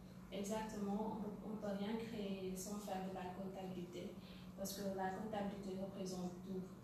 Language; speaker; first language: French; non-native, local second language; Wolof